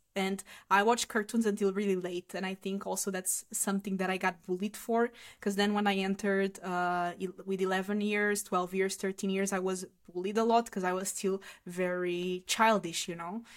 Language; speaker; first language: English; non-native, fluent; Portuguese